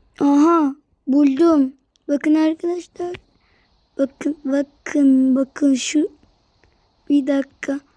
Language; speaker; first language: Turkish; native; Turkish